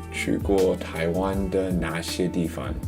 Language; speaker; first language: Chinese; non-native, learner; English